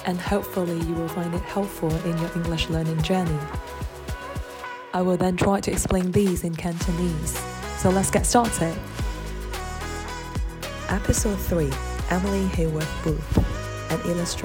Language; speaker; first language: English; non-native, local second language; Cantonese